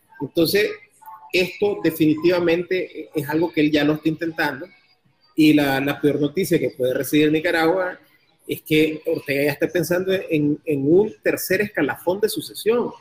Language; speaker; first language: Spanish; native; Spanish